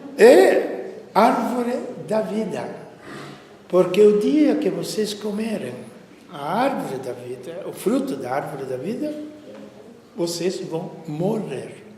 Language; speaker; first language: Portuguese; non-native, fluent; Italian